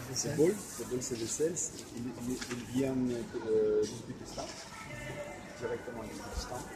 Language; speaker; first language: French; non-native, fluent; Russian